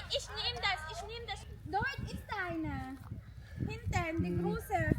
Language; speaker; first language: German; non-native, learner; Filipino